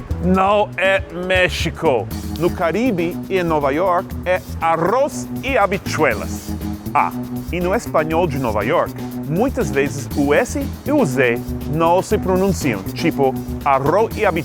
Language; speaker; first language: Portuguese; non-native, fluent; English